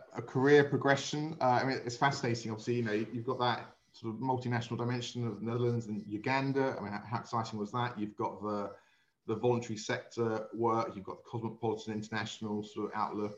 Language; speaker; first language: English; native; English